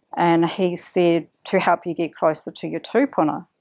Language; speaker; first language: English; native; English